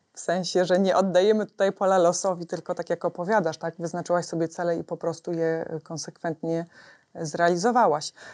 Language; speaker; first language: Polish; native; Polish